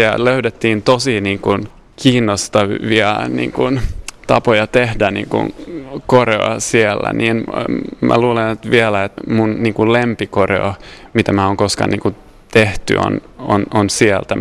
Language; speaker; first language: Finnish; non-native, fluent; Swedish